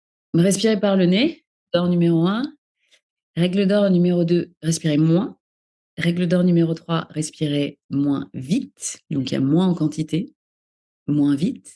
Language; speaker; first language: French; native; French